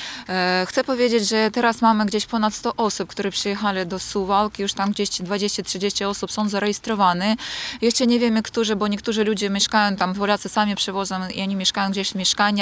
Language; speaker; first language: Polish; non-native, fluent; Ukrainian